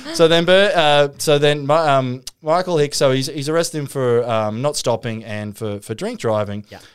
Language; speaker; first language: English; native; English